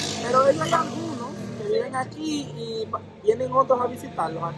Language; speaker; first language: Spanish; native; Spanish